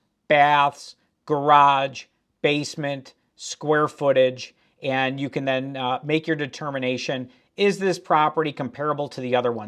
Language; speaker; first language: English; native; English